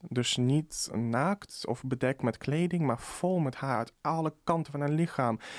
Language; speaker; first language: Dutch; early bilingual, other home language; Russian